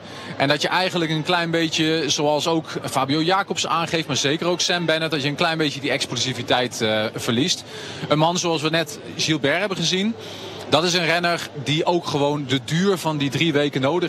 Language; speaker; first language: Dutch; native; Dutch